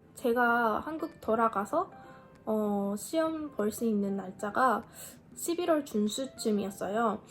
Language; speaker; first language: Korean; non-native, fluent; Japanese